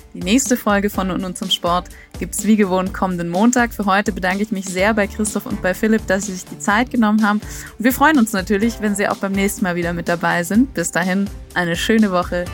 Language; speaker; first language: German; native; German